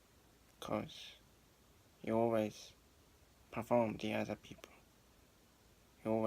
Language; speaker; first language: English; non-native, learner; Japanese